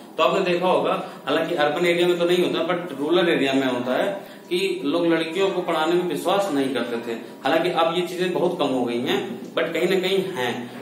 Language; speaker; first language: Hindi; native; Hindi